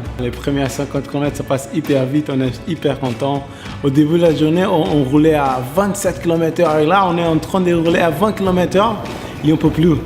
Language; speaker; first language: French; non-native, fluent; Portuguese